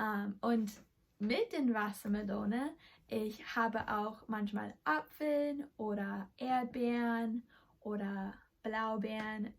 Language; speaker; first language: German; non-native, learner; English